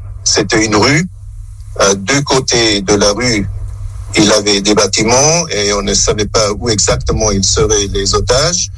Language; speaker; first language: French; non-native, local second language; German